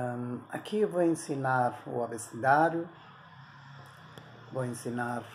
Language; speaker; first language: Portuguese; non-native, fluent; Persian